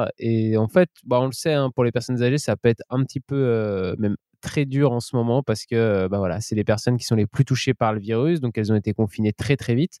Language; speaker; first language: French; native; French